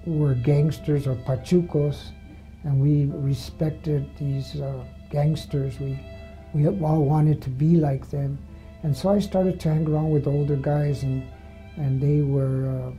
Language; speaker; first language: English; native; English